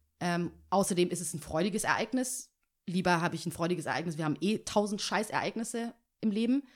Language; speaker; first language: German; early bilingual, other home language; Tigrinya